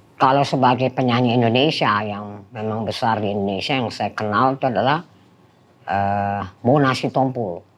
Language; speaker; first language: Indonesian; non-native, fluent; Dutch